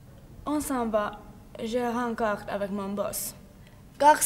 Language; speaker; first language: French; non-native, learner; Finnish